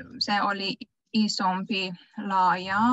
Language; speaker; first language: Finnish; non-native, learner; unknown